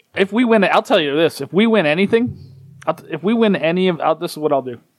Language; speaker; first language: English; native; English